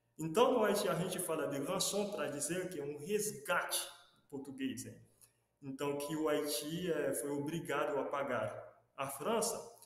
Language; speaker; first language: Portuguese; non-native, fluent; Haitian Creole